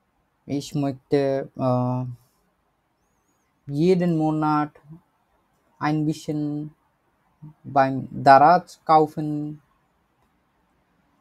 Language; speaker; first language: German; non-native, learner; Bangla